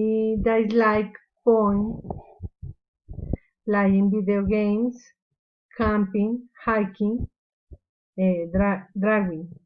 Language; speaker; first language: English; non-native, learner; Spanish